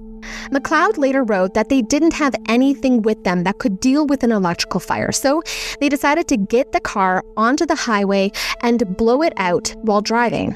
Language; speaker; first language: English; native; English